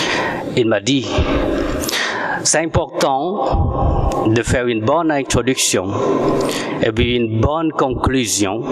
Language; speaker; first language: French; non-native, fluent; Vietnamese